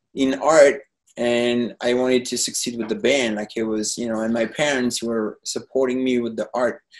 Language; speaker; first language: English; non-native, fluent; French